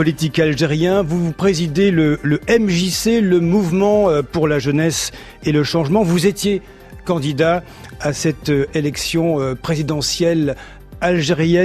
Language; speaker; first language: French; native; French